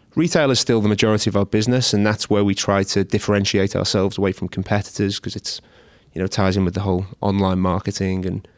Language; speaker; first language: English; native; English